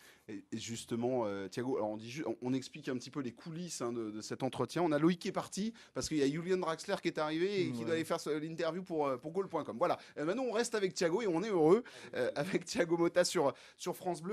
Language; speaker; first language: French; native; French